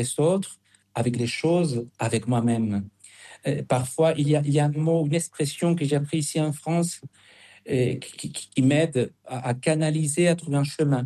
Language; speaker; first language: French; non-native, fluent; Spanish